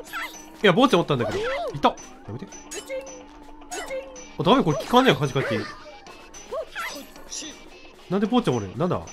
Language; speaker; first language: Japanese; native; Japanese